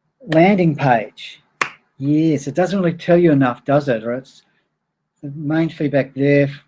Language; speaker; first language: English; native; English